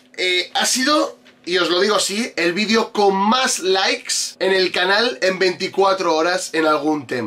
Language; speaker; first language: Spanish; native; Spanish